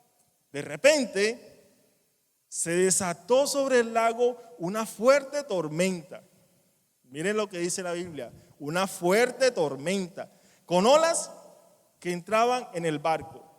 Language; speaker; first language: Spanish; native; Spanish